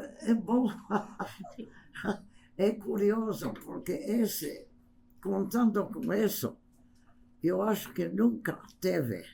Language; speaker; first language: Portuguese; non-native, fluent; English